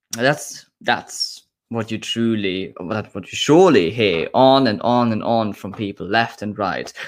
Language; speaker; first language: English; non-native, fluent; German